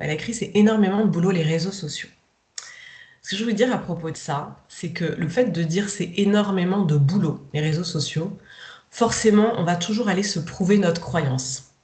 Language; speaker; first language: French; native; French